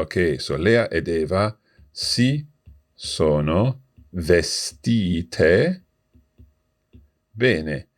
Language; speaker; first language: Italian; non-native, fluent; English